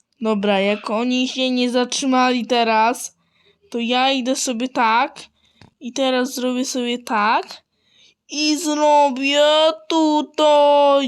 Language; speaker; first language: Polish; native; Polish